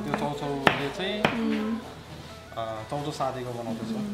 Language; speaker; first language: Korean; non-native, fluent; Nepali